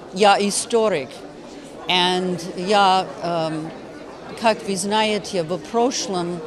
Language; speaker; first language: Russian; non-native, fluent; English